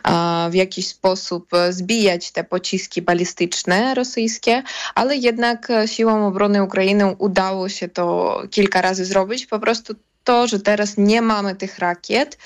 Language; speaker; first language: Polish; non-native, fluent; Ukrainian